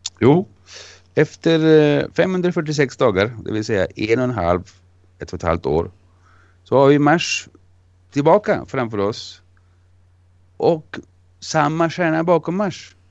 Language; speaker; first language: Swedish; non-native, fluent; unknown